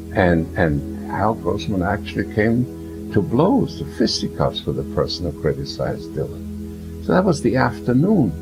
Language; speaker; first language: English; early bilingual, other home language; German